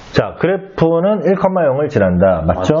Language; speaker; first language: Korean; native; Korean